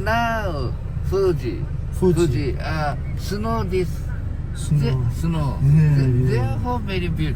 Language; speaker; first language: English; non-native, learner; Japanese